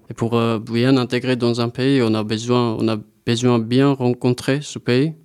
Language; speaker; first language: French; non-native, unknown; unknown